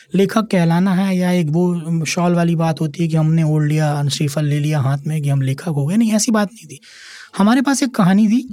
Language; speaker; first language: Hindi; native; Hindi